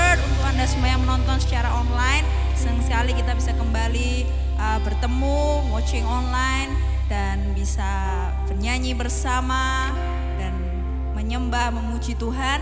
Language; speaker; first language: Indonesian; native; Indonesian